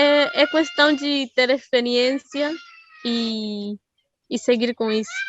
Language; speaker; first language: Portuguese; non-native, fluent; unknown